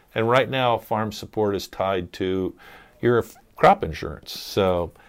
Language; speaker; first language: English; native; English